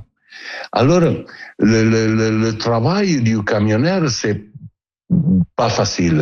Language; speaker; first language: French; non-native, learner; Italian